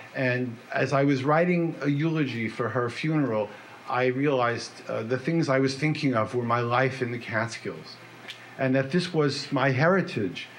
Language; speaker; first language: English; native; English